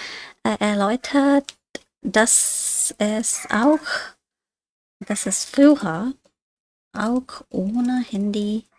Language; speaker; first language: German; non-native, fluent; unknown